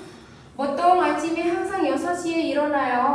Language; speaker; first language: Korean; non-native, fluent; Indonesian